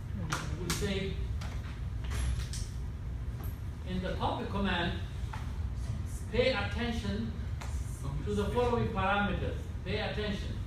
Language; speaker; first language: English; non-native, fluent; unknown